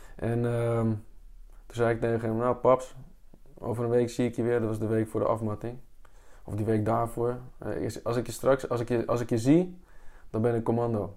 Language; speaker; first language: Dutch; native; Dutch